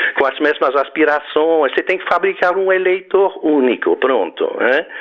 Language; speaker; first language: Portuguese; non-native, fluent; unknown